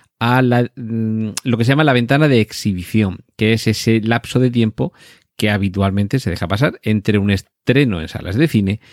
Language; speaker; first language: Spanish; native; Spanish